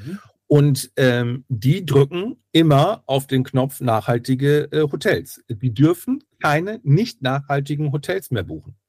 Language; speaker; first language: German; native; German